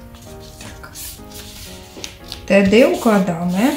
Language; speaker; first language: Polish; non-native, learner; Ukrainian